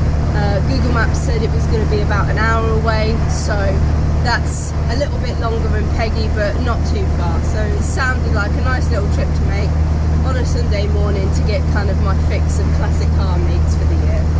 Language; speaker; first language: English; native; English